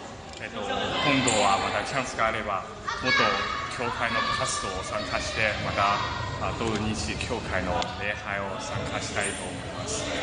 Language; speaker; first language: Japanese; non-native, learner; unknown